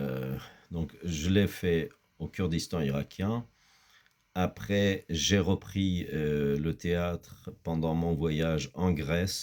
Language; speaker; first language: French; non-native, fluent; Kurdish